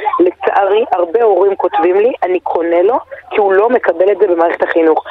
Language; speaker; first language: Hebrew; native; Hebrew